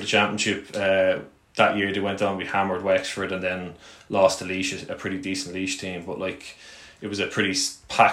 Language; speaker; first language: English; native; English